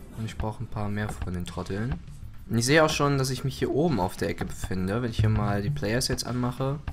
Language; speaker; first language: German; early bilingual, other home language; Greek